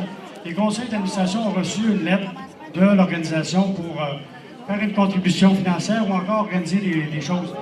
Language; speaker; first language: French; native; French